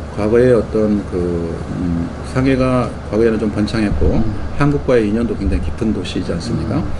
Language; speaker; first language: Korean; native; Korean